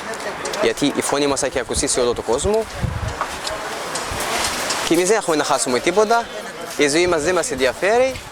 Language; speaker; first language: Greek; non-native, fluent; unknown